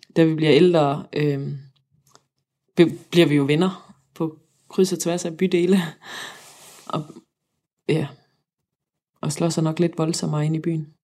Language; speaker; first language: Danish; native; Danish